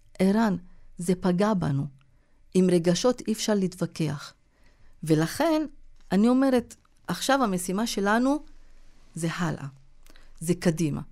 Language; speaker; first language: Hebrew; non-native, local second language; Arabic